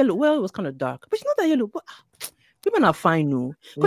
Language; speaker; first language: English; non-native, local second language; Yoruba